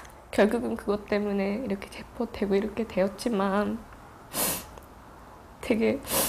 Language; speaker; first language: Korean; non-native, fluent; Japanese